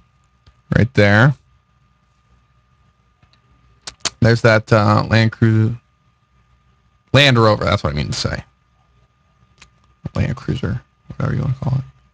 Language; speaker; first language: English; native; English